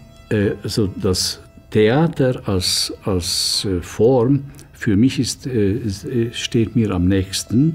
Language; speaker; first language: German; non-native, fluent; Hungarian